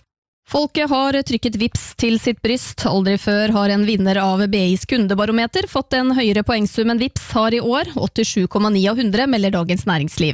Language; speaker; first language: Norwegian; native; Norwegian